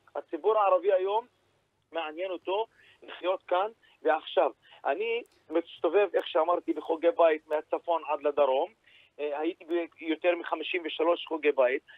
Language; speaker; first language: Hebrew; native; Hebrew